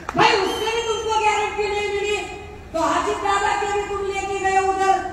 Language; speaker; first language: Hindi; non-native, local second language; Marathi